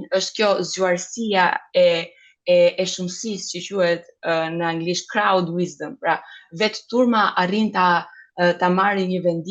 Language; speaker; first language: Albanian; native; Albanian